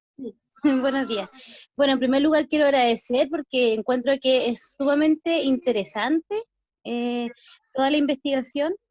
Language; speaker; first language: Spanish; native; Spanish